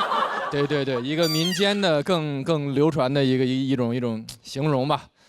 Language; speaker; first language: Chinese; native; Chinese